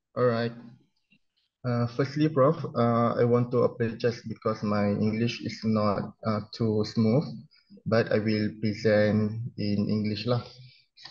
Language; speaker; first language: English; non-native, local second language; Malay